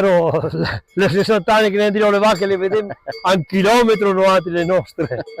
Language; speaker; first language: Italian; non-native, local second language; Venetian